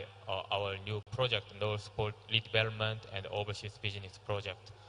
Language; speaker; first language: English; non-native, learner; Korean